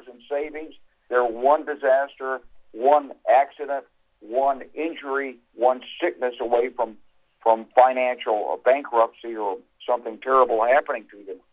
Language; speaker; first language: English; native; English